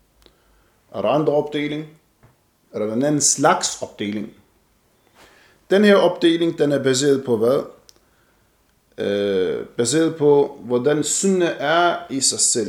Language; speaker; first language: Danish; non-native, fluent; Arabic